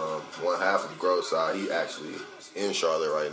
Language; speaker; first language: English; native; English